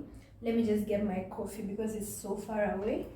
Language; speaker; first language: English; non-native, local second language; Swahili